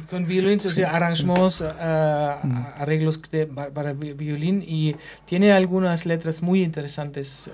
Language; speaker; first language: Spanish; non-native, fluent; German